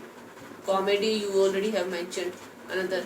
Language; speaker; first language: English; non-native, local second language; Hindi